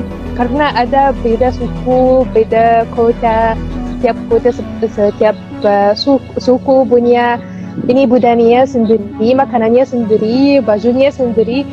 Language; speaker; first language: Indonesian; non-native, fluent; Arabic